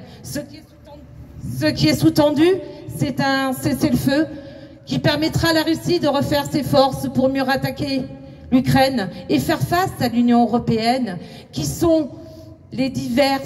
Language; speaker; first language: French; native; French